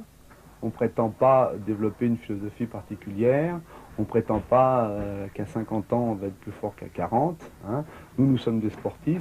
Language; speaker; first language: French; native; French